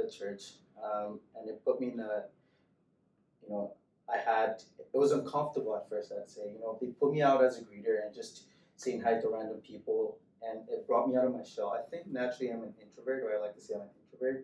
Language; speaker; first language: English; non-native, local second language; Yoruba